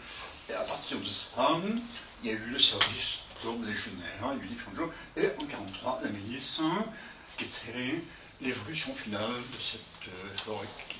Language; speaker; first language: French; native; French